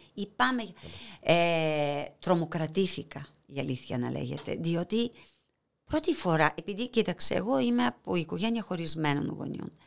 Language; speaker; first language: Greek; non-native, fluent; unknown